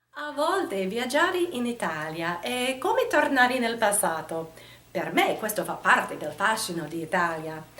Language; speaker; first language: Italian; non-native, fluent; English